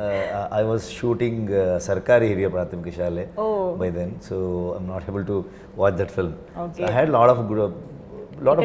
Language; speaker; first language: Telugu; non-native, learner; Kannada